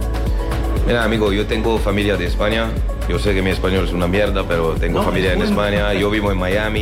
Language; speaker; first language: Spanish; non-native, learner; French